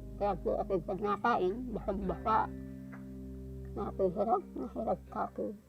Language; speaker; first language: Filipino; native; Filipino